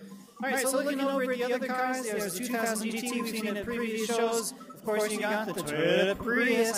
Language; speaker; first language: English; native; English